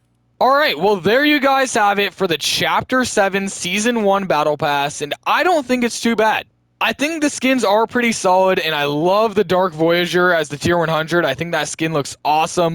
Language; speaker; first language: English; native; English